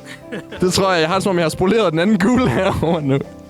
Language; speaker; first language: Danish; native; Danish